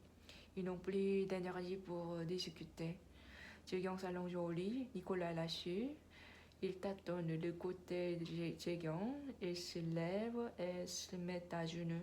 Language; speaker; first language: French; non-native, learner; Korean